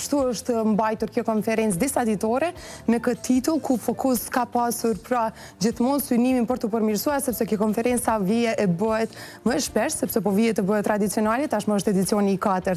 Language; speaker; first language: Albanian; native; Albanian